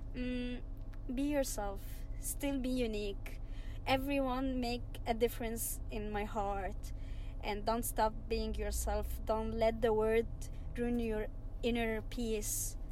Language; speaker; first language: English; non-native, fluent; Arabic